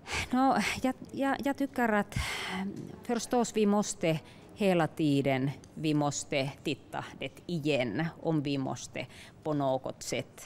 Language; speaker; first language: Swedish; non-native, local second language; Finnish